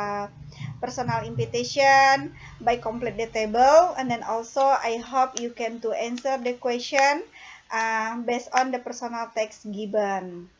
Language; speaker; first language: English; non-native, learner; Indonesian